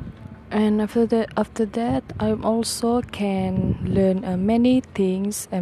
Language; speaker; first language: English; non-native, local second language; Malay